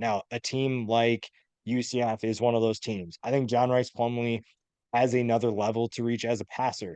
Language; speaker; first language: English; native; English